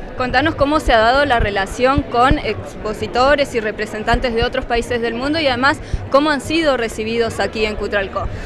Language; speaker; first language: Spanish; native; Spanish